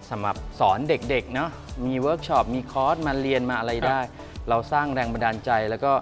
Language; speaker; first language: Thai; native; Thai